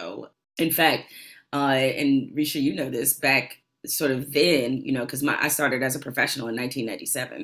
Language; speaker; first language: English; native; English